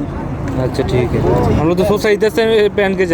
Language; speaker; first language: Hindi; non-native, learner; Bangla